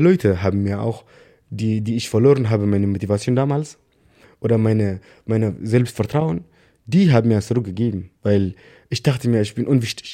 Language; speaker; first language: German; non-native, learner; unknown